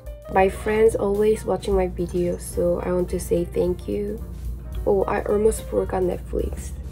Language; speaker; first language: English; non-native, learner; Korean